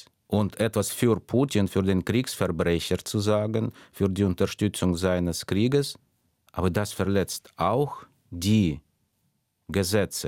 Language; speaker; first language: German; non-native, fluent; Russian